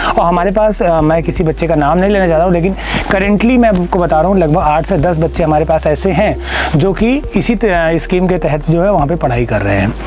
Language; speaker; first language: Hindi; native; Hindi